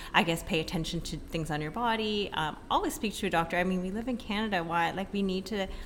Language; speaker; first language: English; early bilingual, other home language; Filipino